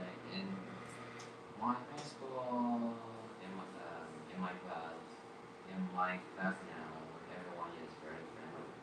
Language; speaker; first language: English; non-native, learner; Chinese